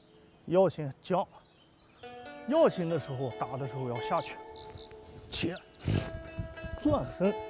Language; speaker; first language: Chinese; native; Chinese